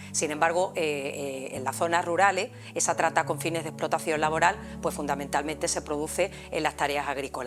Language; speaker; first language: Spanish; native; Spanish